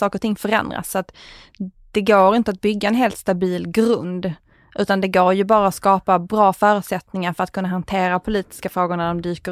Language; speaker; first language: Swedish; native; Swedish